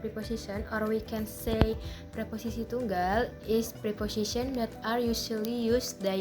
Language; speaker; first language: English; non-native, learner; Indonesian